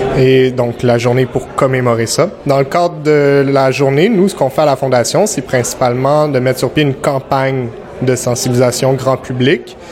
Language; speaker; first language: French; native; French